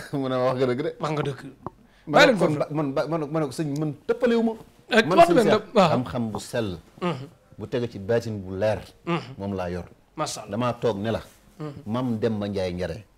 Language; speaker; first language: Wolof; native; Wolof